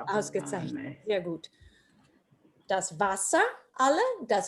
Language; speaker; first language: German; non-native, fluent; English